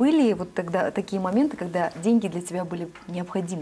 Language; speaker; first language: Russian; native; Russian